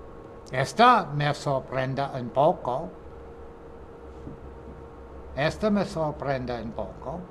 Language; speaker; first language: Spanish; non-native, fluent; English